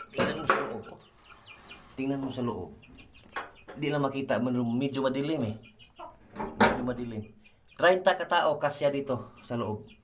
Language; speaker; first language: Filipino; non-native, local second language; Cebuano